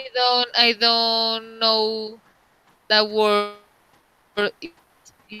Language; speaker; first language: English; non-native, learner; Spanish